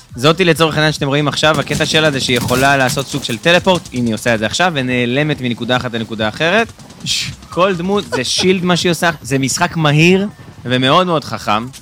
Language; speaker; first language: Hebrew; native; Hebrew